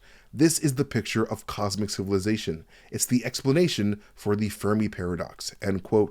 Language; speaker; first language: English; native; English